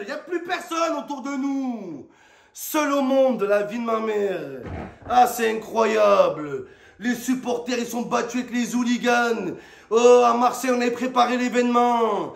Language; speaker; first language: French; native; French